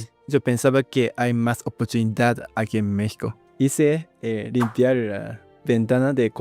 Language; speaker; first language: Spanish; non-native, learner; Japanese